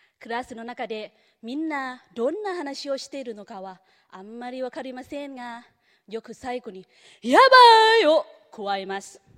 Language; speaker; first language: Japanese; non-native, fluent; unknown